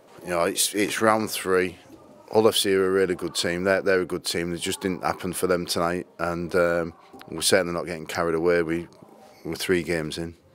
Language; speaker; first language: English; native; English